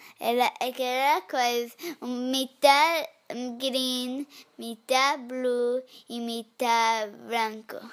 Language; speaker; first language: Spanish; early bilingual, heritage; English